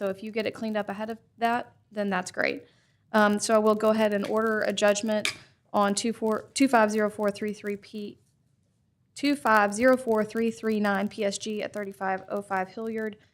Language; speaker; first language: English; native; English